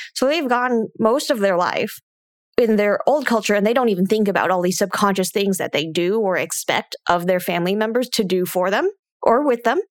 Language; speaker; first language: English; native; English